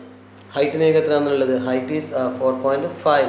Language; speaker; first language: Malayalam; native; Malayalam